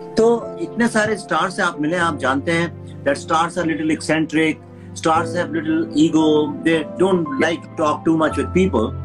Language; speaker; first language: Hindi; native; Hindi